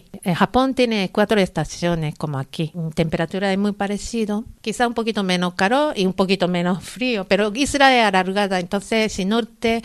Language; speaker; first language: Spanish; non-native, learner; Japanese